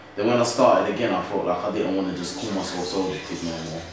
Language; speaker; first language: English; native; English